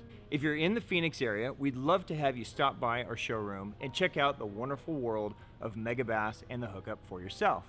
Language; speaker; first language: English; native; English